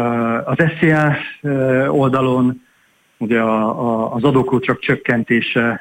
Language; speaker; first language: Hungarian; native; Hungarian